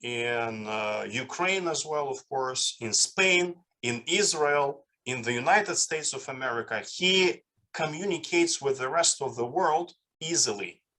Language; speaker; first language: English; non-native, fluent; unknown